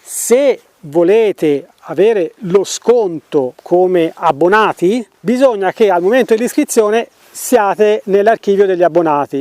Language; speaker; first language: Italian; native; Italian